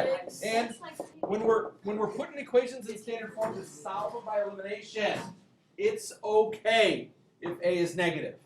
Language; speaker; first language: English; native; English